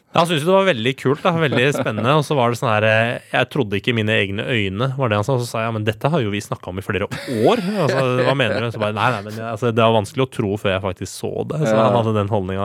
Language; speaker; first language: Norwegian; early bilingual, other home language; Persian